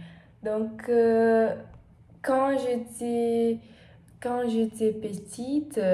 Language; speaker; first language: French; non-native, learner; Portuguese